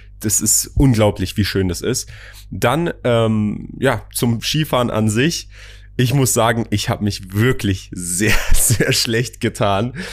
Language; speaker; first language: German; early bilingual, other home language; Persian